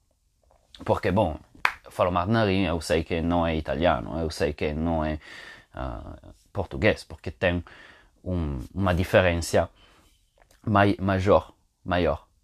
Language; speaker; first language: Portuguese; non-native, fluent; Italian